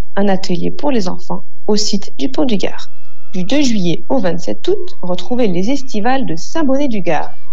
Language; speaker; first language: French; native; French